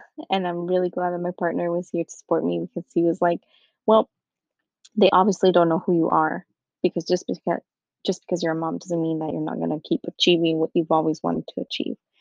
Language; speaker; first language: English; early bilingual, other home language; Spanish